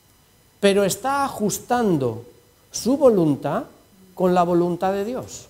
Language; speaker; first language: Spanish; native; Spanish